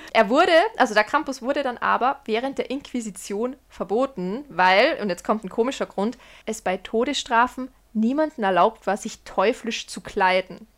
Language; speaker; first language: German; early bilingual, other home language; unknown